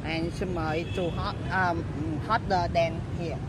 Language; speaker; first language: English; non-native, learner; Vietnamese